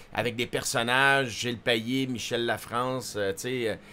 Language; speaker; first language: French; native; French